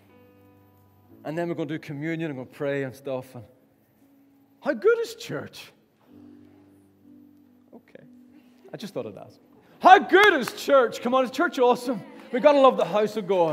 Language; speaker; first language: English; native; English